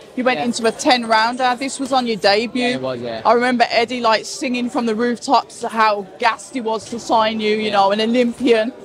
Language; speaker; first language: English; native; English